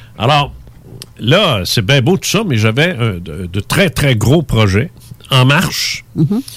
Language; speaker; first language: French; early bilingual, other home language; Spanish